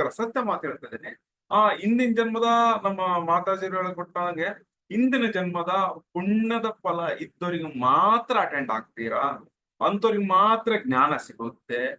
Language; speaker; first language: Kannada; non-native, local second language; Telugu